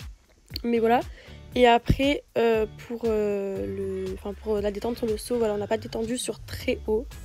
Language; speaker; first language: French; native; French